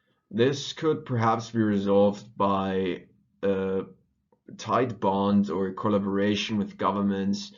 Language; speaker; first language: English; non-native, fluent; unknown